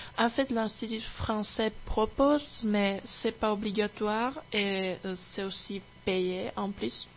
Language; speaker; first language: French; non-native, fluent; Czech